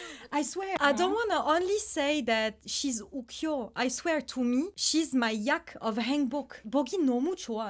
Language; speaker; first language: English; non-native, fluent; French